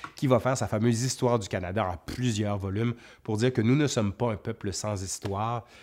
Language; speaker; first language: French; native; French